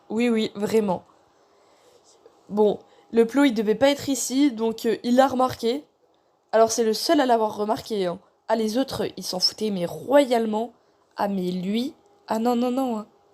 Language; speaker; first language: French; native; French